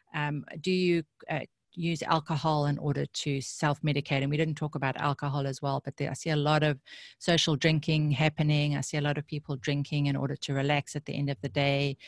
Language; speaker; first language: English; native; English